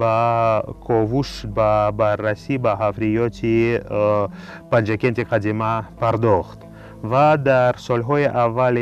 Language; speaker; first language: Persian; non-native, fluent; Russian